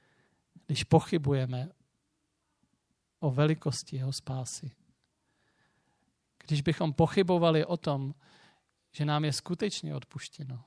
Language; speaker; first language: Czech; native; Czech